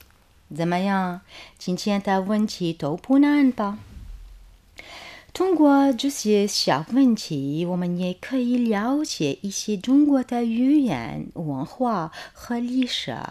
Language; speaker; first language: Chinese; non-native, fluent; Arabic